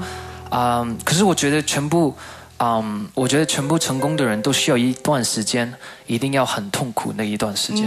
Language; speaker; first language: Chinese; early bilingual, heritage; Chinese